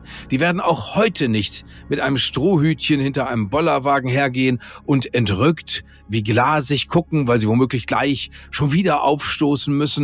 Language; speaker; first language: German; native; German